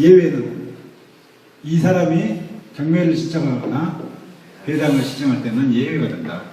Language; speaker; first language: Korean; native; Korean